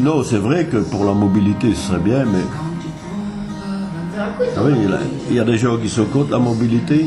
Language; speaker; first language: French; native; French